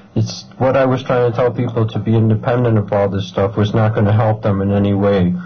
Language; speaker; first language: English; native; English